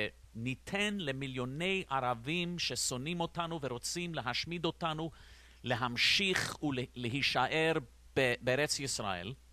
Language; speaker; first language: Hebrew; non-native, fluent; English